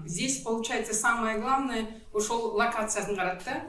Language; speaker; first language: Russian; non-native, local second language; Kyrgyz